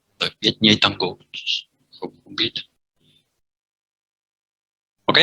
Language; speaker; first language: Vietnamese; non-native, fluent; French